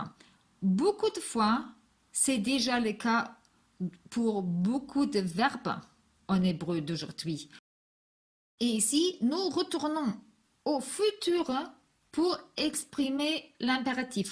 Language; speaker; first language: French; non-native, fluent; Hebrew